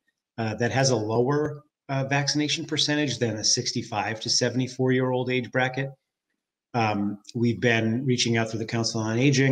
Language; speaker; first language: English; native; English